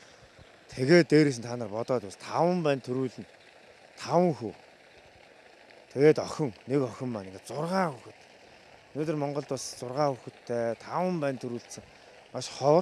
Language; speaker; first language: Mongolian; native; Mongolian